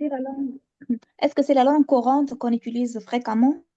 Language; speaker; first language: French; non-native, local second language; Arabic